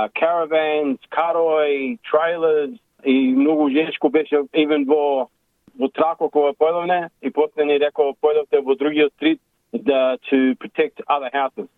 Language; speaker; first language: Macedonian; early bilingual, heritage; Macedonian